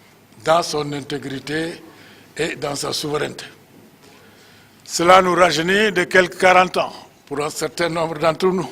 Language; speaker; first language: French; non-native, local second language; Wolof